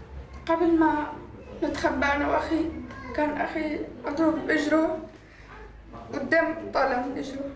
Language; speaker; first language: Arabic; native; Arabic